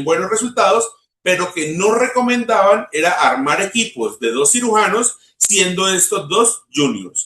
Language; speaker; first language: Spanish; native; Spanish